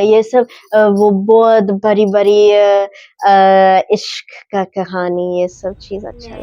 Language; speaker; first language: Hindi; early bilingual, heritage; English